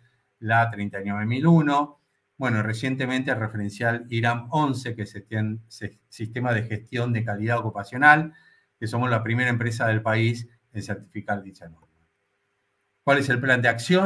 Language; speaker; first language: Spanish; native; Spanish